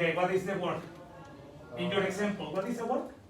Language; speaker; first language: English; non-native, learner; Spanish